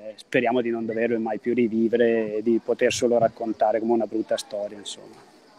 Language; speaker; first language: Italian; native; Italian